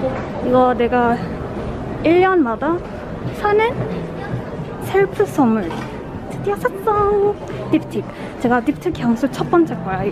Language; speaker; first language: Korean; non-native, fluent; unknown